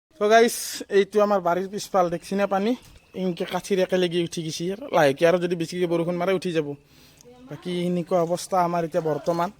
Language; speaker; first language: Assamese; native; Assamese